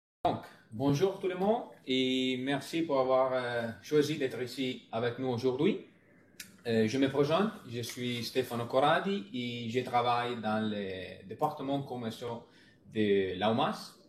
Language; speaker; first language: French; non-native, fluent; Italian